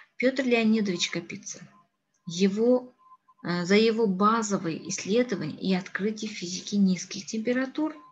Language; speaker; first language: Russian; non-native, local second language; Kazakh